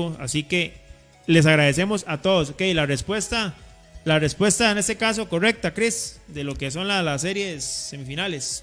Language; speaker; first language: Spanish; native; Spanish